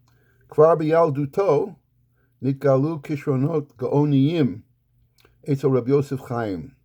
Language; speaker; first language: Hebrew; non-native, fluent; English